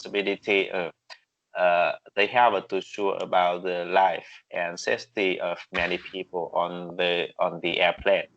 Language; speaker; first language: English; non-native, learner; Vietnamese